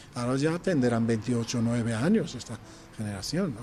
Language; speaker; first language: Spanish; non-native, fluent; Persian